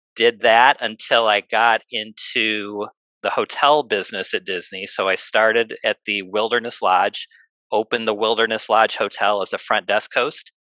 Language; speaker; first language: English; native; English